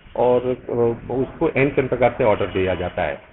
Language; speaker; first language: Hindi; native; Hindi